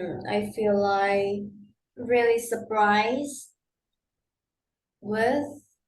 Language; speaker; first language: English; non-native, learner; Vietnamese